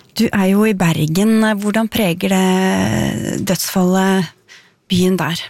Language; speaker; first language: Norwegian; native; Norwegian